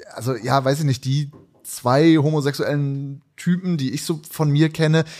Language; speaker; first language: German; native; German